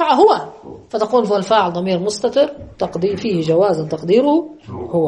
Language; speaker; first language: Arabic; native; Arabic